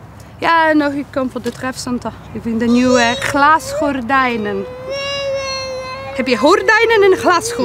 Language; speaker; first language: Dutch; non-native, learner; Polish